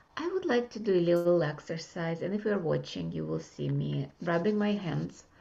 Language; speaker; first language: English; non-native, fluent; Russian